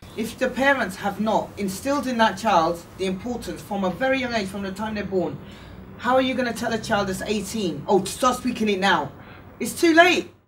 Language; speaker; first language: English; native; English